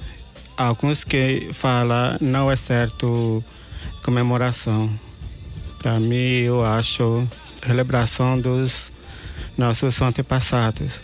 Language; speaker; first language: Portuguese; non-native, local second language; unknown